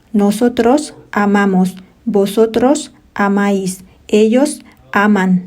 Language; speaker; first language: Spanish; non-native, fluent; Thai